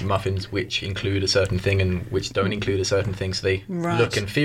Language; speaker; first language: English; native; English